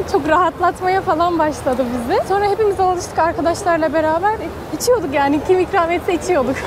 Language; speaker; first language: Turkish; native; Turkish